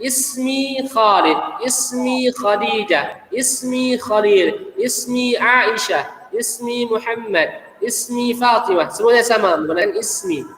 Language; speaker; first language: Arabic; non-native, fluent; Indonesian